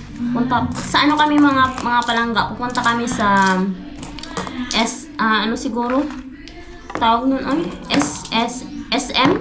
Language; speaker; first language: Filipino; non-native, local second language; Hiligaynon